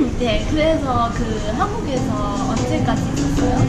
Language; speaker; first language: Korean; non-native, fluent; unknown